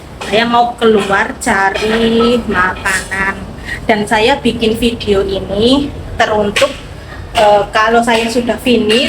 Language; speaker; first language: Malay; non-native, local second language; Javanese